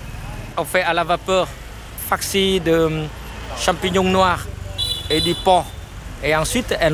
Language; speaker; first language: French; non-native, fluent; Vietnamese